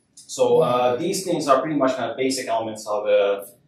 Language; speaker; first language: English; non-native, fluent; Hungarian